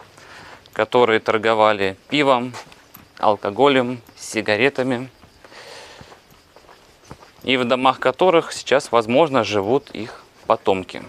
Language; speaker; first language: Russian; native; Russian